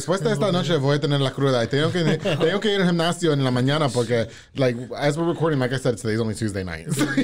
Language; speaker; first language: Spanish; early bilingual, heritage; English